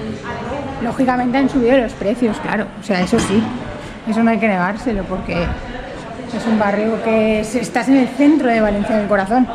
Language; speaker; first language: Spanish; native; Spanish